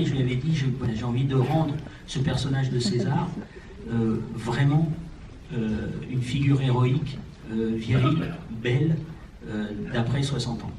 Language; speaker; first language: French; native; French